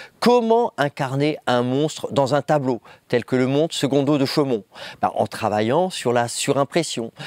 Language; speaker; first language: French; native; French